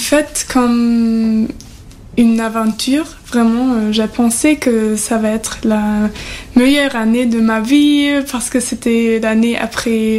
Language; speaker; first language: French; non-native, fluent; German